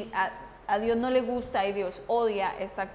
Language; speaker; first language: Spanish; native; Spanish